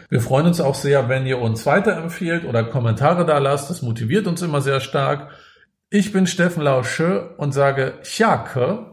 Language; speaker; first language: German; native; German